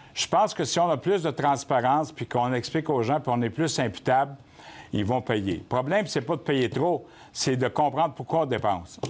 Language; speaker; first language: French; native; French